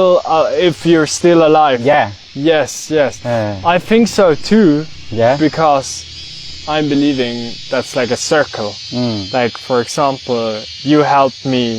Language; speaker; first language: English; non-native, fluent; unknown